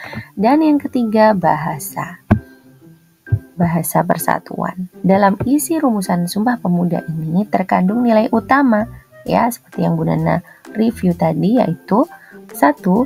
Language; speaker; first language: Indonesian; native; Indonesian